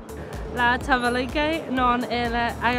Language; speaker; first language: Italian; non-native, learner; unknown